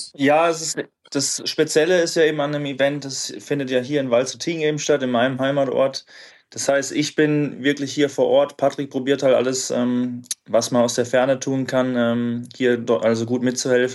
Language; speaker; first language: German; native; German